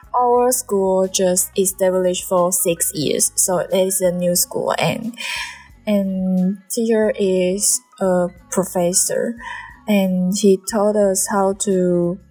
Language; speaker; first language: English; non-native, learner; Chinese